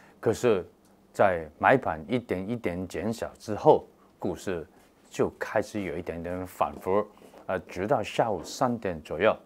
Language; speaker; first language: Chinese; non-native, local second language; Cantonese